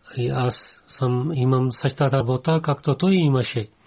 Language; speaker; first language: Bulgarian; non-native, learner; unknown